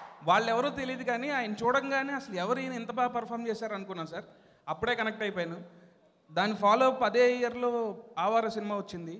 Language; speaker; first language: Telugu; native; Telugu